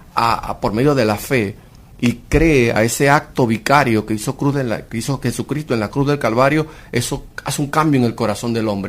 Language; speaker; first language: Spanish; native; Spanish